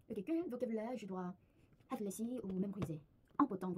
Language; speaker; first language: French; non-native, learner; Korean